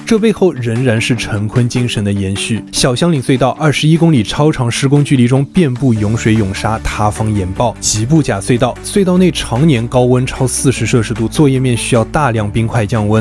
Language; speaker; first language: Chinese; native; Chinese